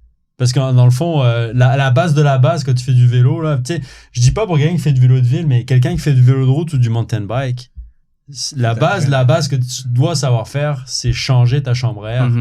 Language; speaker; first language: French; native; French